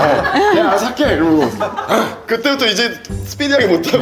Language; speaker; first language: Korean; native; Korean